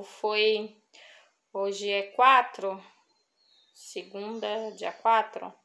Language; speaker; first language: Portuguese; native; Portuguese